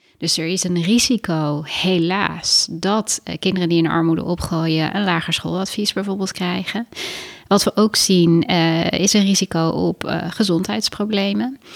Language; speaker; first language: Dutch; native; Dutch